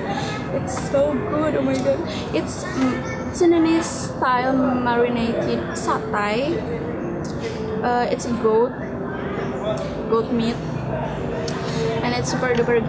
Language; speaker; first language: English; non-native, learner; Indonesian